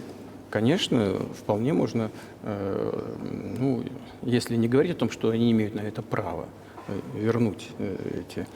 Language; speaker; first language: Russian; native; Russian